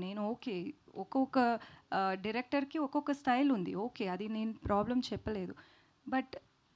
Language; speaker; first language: Telugu; non-native, learner; Tamil